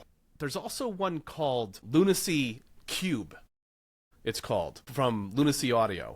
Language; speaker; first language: English; native; English